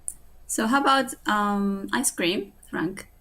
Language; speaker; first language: English; non-native, learner; Japanese